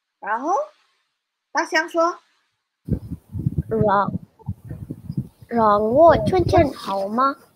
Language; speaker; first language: Chinese; non-native, fluent; Malay